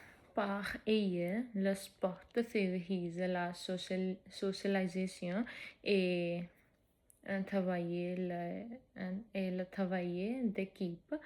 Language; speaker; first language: French; non-native, fluent; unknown